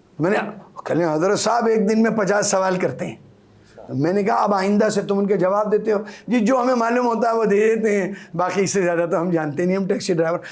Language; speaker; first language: Urdu; native; Urdu